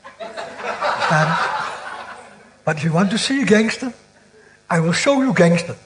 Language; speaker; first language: English; non-native, local second language; Afrikaans